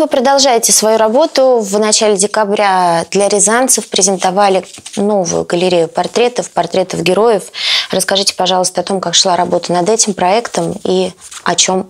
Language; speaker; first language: Russian; native; Russian